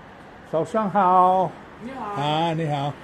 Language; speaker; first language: Chinese; non-native, learner; English